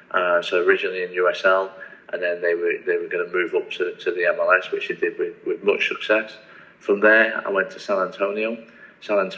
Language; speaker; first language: English; native; English